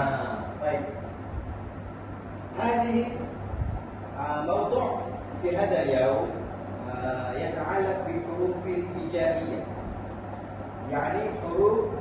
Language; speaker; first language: Arabic; non-native, learner; Malay